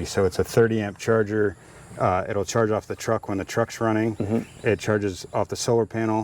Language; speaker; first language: English; native; English